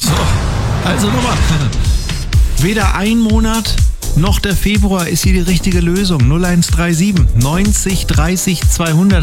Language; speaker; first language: German; native; German